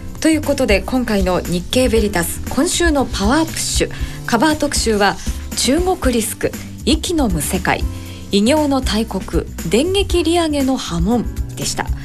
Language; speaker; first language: Japanese; native; Japanese